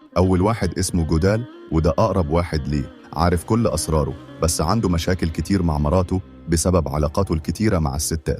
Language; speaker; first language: Arabic; native; Arabic